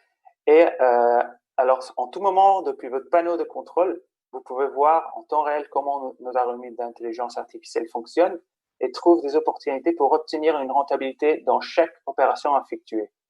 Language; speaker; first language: French; non-native, fluent; Spanish